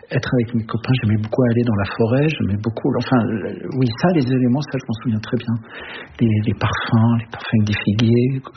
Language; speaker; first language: French; early bilingual, other home language; Arabic